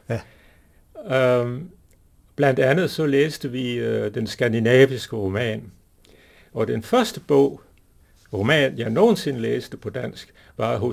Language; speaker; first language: Danish; non-native, fluent; English